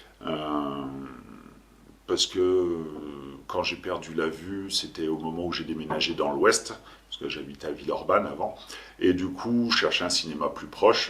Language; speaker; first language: French; native; French